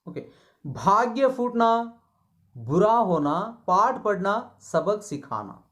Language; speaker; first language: Hindi; non-native, local second language; Kannada